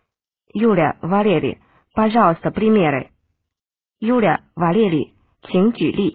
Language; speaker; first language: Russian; non-native, fluent; Chinese